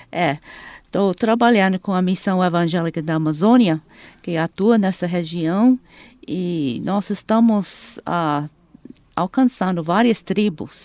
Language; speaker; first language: Portuguese; non-native, fluent; English